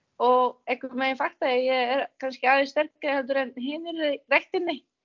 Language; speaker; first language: Icelandic; non-native, fluent; Czech